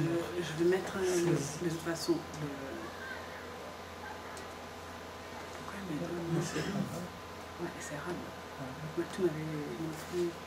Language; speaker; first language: French; non-native, fluent; Italian